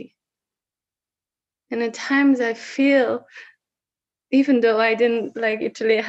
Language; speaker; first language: English; non-native, fluent; Dutch